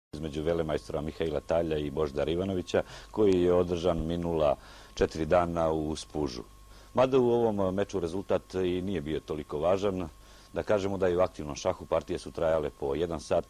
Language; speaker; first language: Bosnian; native; Bosnian